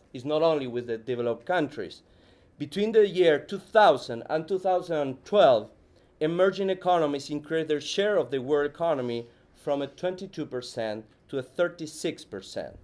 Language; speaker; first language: English; non-native, fluent; Spanish